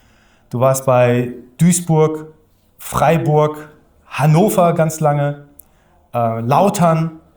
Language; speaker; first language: German; native; German